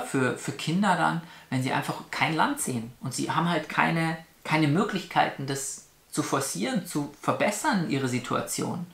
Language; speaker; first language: German; native; German